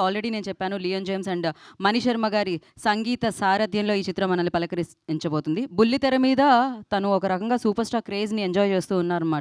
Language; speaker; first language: Telugu; native; Telugu